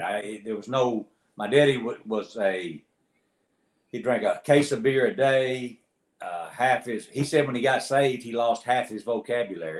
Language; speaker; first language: English; native; English